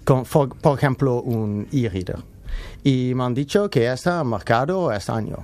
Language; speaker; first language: Spanish; non-native, learner; Dutch